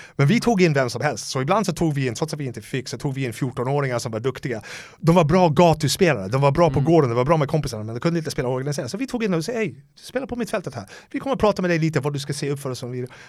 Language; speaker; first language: Swedish; non-native, fluent; English